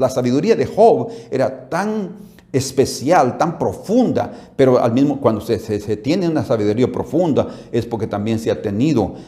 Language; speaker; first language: Spanish; native; Spanish